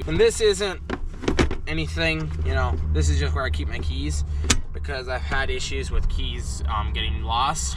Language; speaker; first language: English; native; English